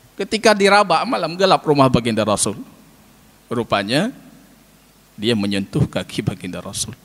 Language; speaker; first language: Malay; non-native, local second language; Achinese